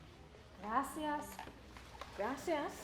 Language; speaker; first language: Spanish; non-native, learner; English